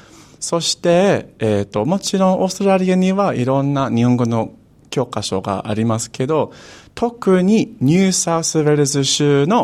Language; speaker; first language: Japanese; non-native, fluent; English